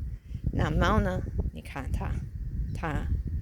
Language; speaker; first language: Chinese; non-native, fluent; English